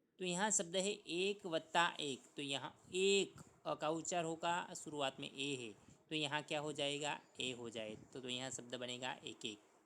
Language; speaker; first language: Hindi; non-native, local second language; Gujarati